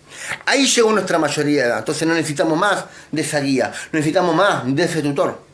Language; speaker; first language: Spanish; native; Spanish